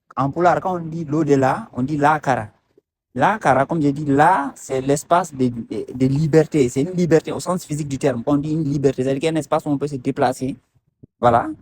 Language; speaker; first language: French; non-native, local second language; Fula